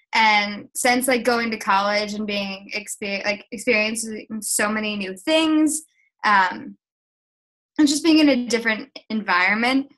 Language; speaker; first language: English; native; English